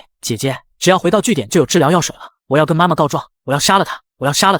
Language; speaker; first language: Chinese; native; Chinese